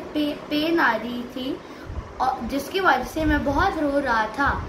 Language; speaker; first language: Hindi; native; Hindi